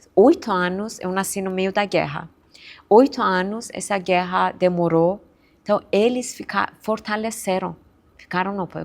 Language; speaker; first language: Portuguese; non-native, fluent; Persian